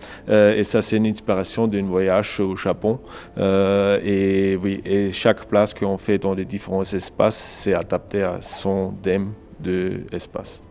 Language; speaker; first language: French; non-native, fluent; German